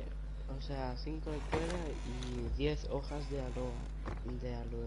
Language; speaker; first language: Spanish; native; Spanish